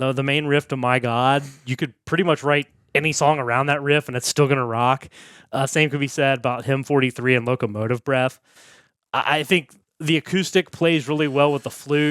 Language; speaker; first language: English; native; English